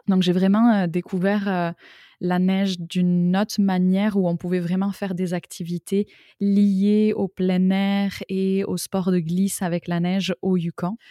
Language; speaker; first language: French; native; French